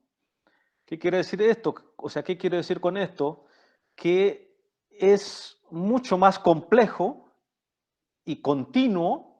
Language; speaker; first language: Spanish; non-native, local second language; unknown